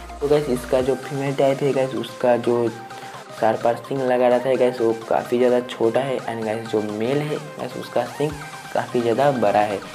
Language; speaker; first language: Hindi; non-native, local second language; Bangla